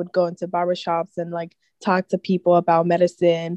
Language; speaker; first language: English; non-native, local second language; Akan